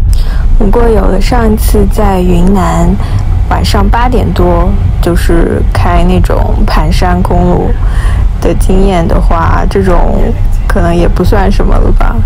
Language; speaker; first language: Chinese; native; Chinese